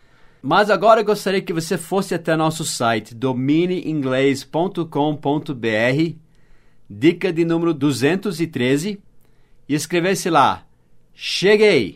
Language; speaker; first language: Portuguese; non-native, fluent; English